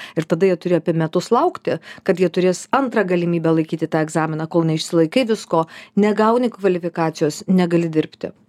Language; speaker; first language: Lithuanian; native; Lithuanian